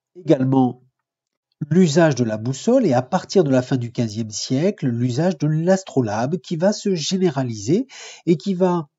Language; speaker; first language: French; native; French